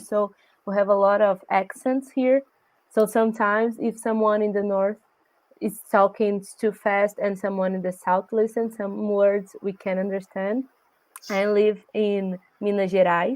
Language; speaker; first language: English; non-native, learner; Portuguese